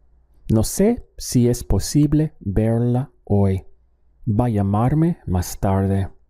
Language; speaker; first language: Spanish; non-native, fluent; English